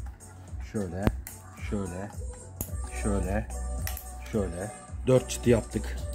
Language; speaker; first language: Turkish; native; Turkish